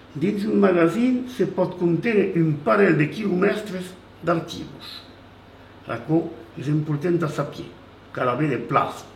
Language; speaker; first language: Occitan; native; Occitan